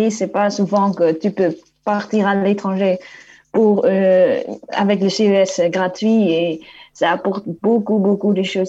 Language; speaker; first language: French; non-native, fluent; Dutch